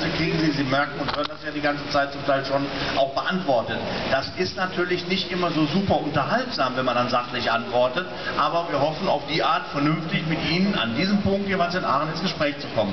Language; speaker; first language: German; native; German